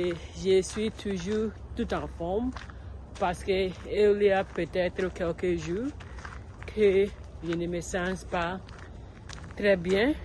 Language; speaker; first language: French; non-native, learner; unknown